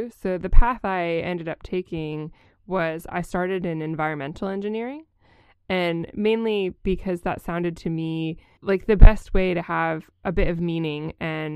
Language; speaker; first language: English; native; English